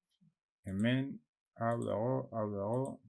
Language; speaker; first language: Basque; non-native, local second language; Spanish